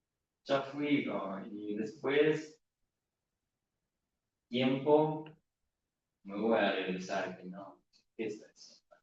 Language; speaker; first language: Spanish; non-native, learner; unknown